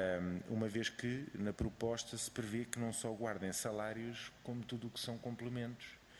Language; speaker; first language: Portuguese; native; Portuguese